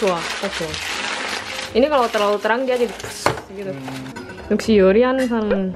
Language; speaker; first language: Korean; non-native, fluent; Indonesian